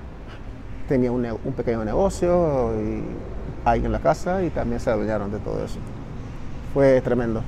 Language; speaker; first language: Spanish; native; Spanish